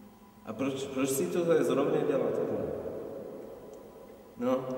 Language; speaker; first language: Czech; non-native, fluent; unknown